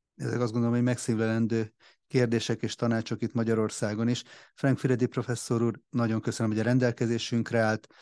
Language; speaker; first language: Hungarian; native; Hungarian